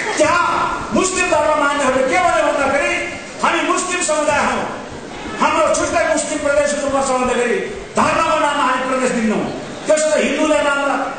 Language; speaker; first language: Nepali; non-native, local second language; Sherpa